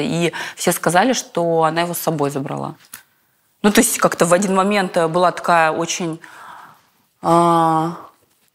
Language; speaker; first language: Russian; native; Russian